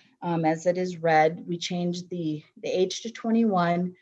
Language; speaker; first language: English; native; English